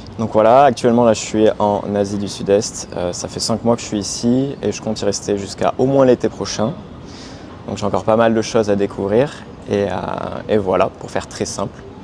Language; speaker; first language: French; native; French